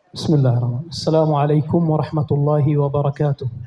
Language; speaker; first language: Indonesian; non-native, learner; Arabic